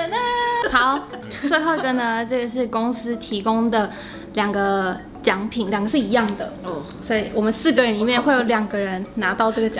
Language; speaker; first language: Chinese; native; Chinese